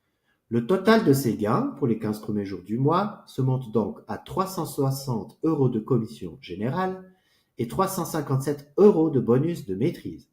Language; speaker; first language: French; native; French